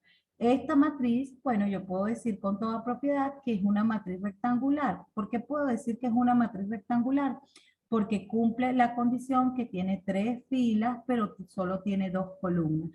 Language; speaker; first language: Spanish; native; Spanish